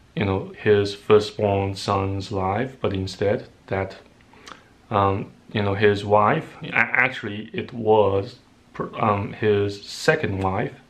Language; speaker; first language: English; non-native, fluent; Chinese